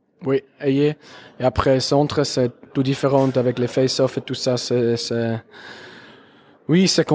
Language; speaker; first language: French; non-native, local second language; German